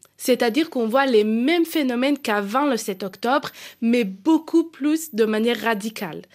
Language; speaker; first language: French; non-native, fluent; Hebrew